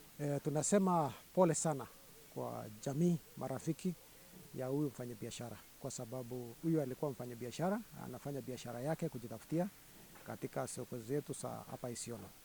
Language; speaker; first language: Swahili; non-native, local second language; Kalenjin